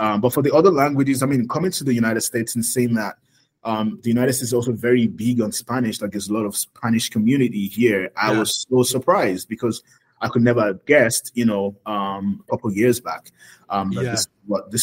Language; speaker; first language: English; non-native, local second language; Yoruba